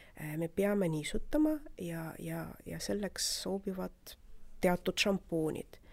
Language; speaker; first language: Estonian; non-native, local second language; Russian